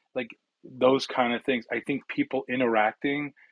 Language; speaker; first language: English; early bilingual, other home language; Italian